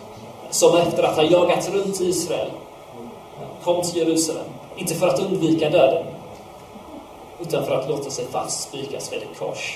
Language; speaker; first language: Swedish; non-native, fluent; English